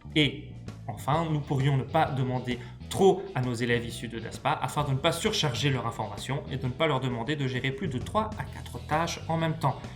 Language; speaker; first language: French; native; French